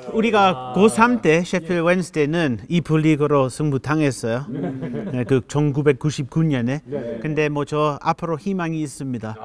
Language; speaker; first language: Korean; non-native, fluent; English